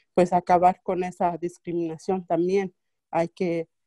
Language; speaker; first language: Spanish; non-native, local second language; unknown